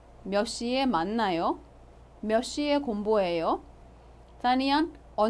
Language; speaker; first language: Korean; non-native, fluent; Arabic